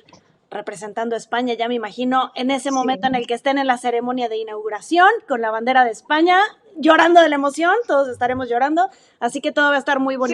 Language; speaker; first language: Spanish; native; Spanish